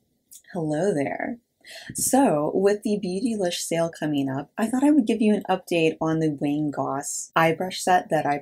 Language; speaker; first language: English; native; English